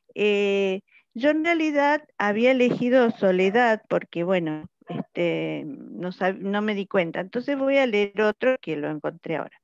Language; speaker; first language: Spanish; native; Spanish